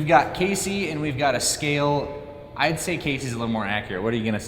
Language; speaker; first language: English; native; English